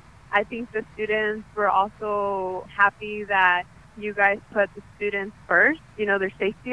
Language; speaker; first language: English; native; English